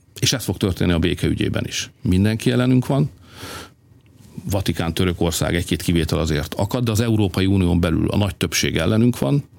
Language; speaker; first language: Hungarian; native; Hungarian